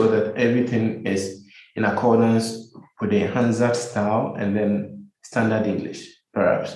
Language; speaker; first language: English; non-native, local second language; Akan